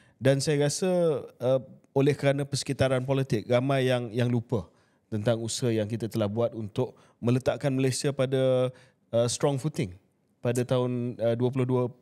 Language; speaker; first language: Malay; native; Malay